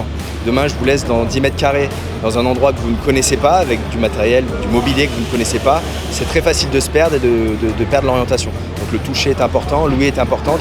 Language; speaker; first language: French; native; French